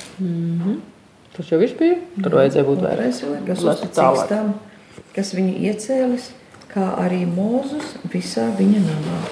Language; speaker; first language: Latvian; non-native, fluent; German